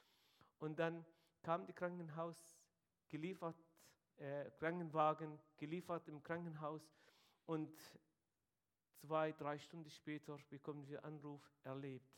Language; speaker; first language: German; non-native, fluent; Arabic